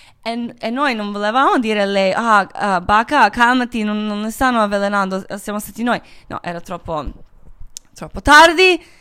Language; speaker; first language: Italian; non-native, fluent; Croatian